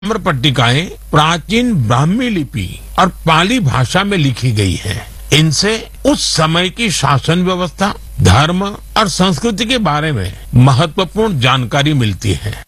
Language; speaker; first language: Hindi; non-native, local second language; Gujarati